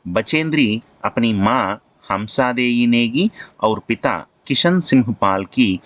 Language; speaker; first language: Hindi; non-native, local second language; Telugu